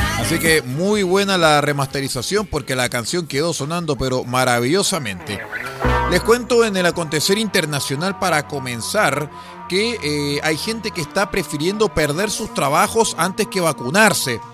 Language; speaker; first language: Spanish; native; Spanish